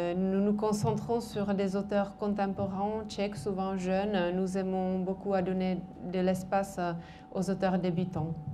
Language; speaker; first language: French; non-native, fluent; Czech